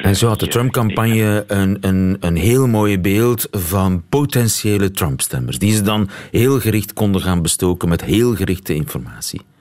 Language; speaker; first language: Dutch; native; Dutch